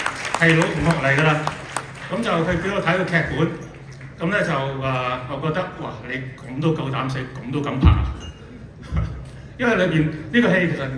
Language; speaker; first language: Cantonese; native; Cantonese